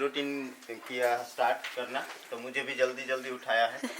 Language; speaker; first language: Hindi; native; Hindi